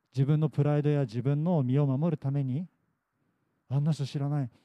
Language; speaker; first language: Japanese; native; Japanese